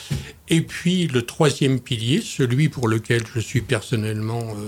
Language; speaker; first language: French; native; French